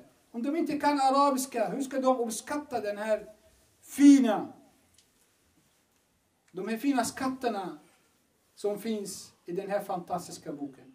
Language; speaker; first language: Swedish; non-native, fluent; Arabic